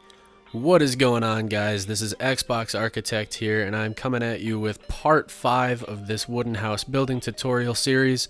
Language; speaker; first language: English; native; English